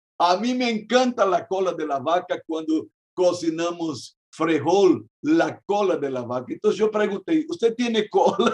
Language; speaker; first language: Spanish; non-native, fluent; Portuguese